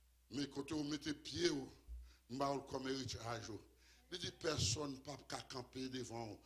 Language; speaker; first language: French; native; French